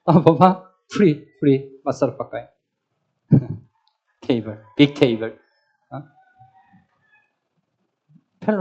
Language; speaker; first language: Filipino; non-native, learner; Korean